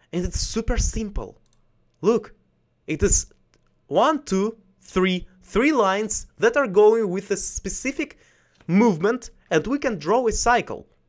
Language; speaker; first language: English; non-native, learner; Russian